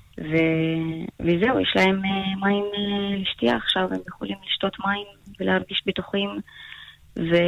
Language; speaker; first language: Hebrew; non-native, local second language; Arabic